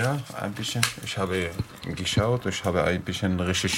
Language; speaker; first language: German; non-native, learner; Arabic